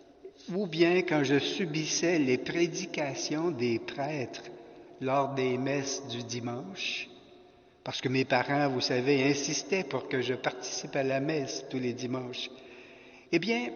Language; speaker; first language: French; native; French